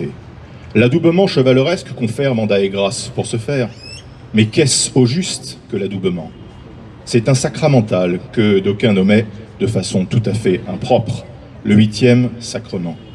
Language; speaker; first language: French; native; French